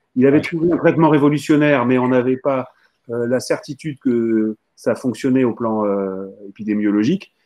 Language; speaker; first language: French; native; French